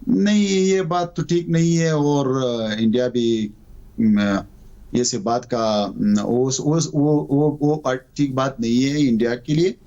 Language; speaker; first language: Hindi; non-native, fluent; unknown